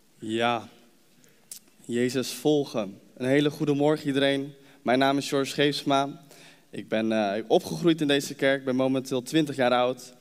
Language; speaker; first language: Dutch; native; Dutch